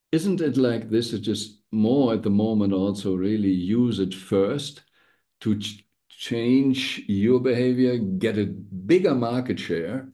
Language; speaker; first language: English; non-native, fluent; German